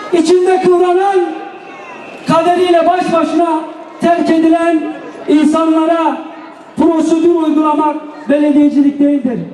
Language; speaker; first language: Turkish; native; Turkish